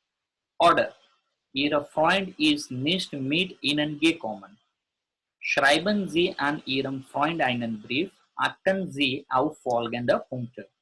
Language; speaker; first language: German; non-native, learner; Gujarati